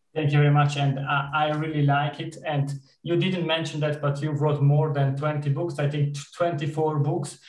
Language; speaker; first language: English; non-native, fluent; Italian